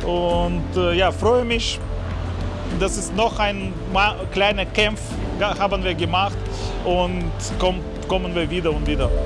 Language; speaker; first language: German; non-native, learner; Russian